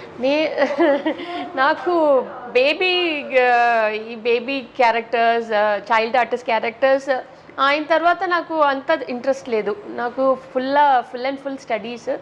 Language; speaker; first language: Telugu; non-native, local second language; Tamil